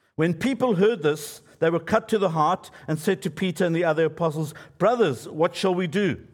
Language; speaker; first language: English; native; English